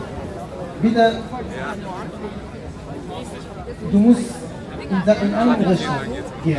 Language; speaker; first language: German; non-native, learner; Arabic